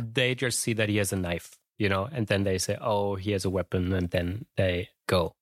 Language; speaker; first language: English; non-native, fluent; German